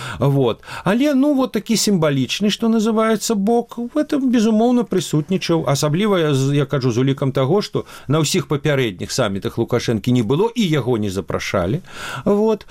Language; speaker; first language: Belarusian; native; Belarusian